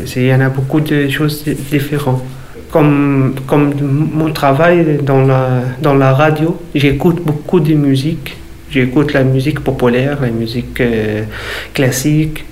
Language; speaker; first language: French; non-native, learner; Arabic